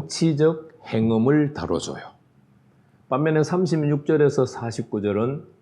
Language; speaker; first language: Korean; native; Korean